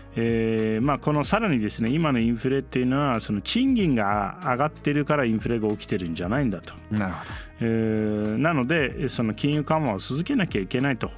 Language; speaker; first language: Japanese; non-native, fluent; Turkish